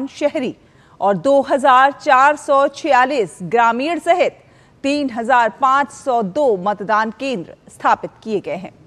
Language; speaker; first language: Hindi; native; Hindi